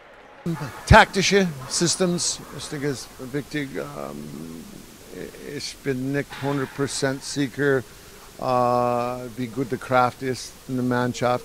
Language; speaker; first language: German; non-native, learner; English